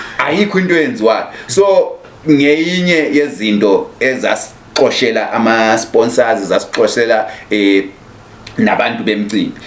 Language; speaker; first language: Zulu; native; Zulu